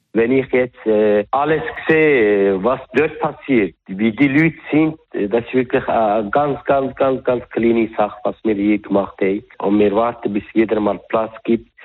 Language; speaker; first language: Swiss German; early bilingual, other home language; German